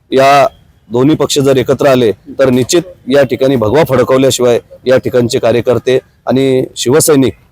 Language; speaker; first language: Marathi; native; Marathi